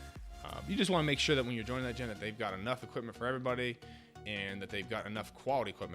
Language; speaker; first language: English; native; English